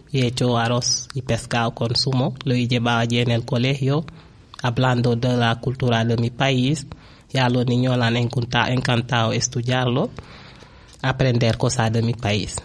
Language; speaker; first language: Spanish; non-native, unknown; Wolof